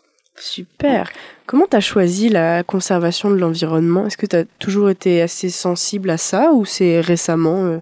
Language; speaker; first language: French; native; French